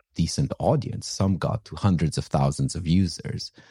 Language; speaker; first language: English; non-native, fluent; Romanian